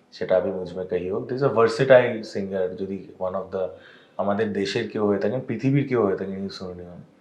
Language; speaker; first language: Bangla; native; Bangla